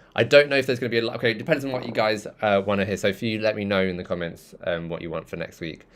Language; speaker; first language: English; early bilingual, other home language; Tamil